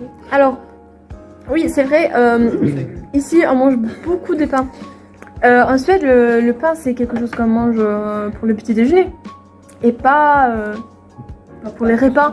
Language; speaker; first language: French; non-native, fluent; Swedish